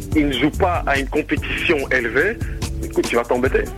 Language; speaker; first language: French; native; French